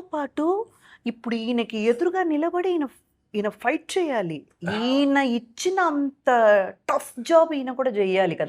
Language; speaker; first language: Telugu; native; Telugu